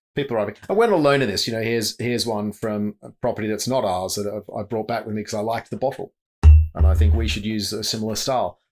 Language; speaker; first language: English; native; English